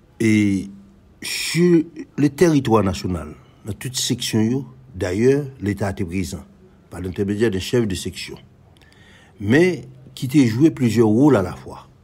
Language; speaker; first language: French; non-native, local second language; Haitian Creole